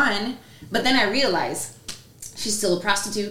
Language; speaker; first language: English; non-native, fluent; French